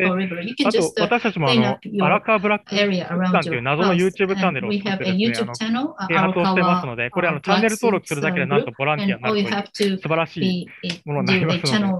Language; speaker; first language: Japanese; native; Japanese